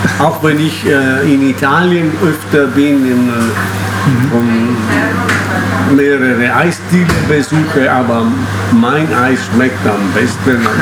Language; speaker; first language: German; non-native, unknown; Italian